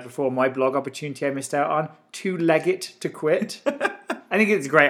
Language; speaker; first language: English; native; English